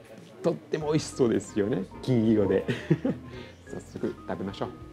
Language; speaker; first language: Japanese; non-native, fluent; Italian